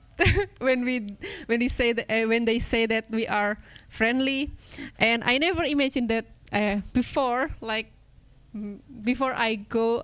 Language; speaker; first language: English; non-native, local second language; Indonesian